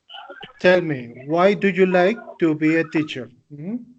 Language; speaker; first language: English; non-native, fluent; Spanish